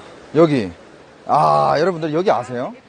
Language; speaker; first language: Korean; native; Korean